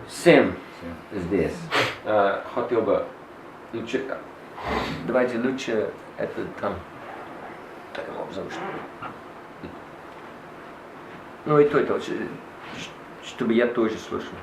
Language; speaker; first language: Russian; non-native, learner; English